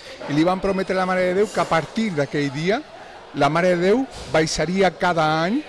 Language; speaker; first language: Catalan; native; Catalan